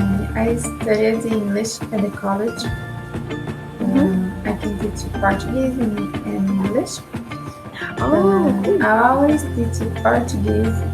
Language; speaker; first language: English; non-native, learner; Portuguese